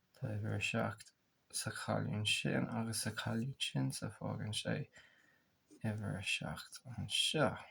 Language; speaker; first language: Irish; non-native, local second language; English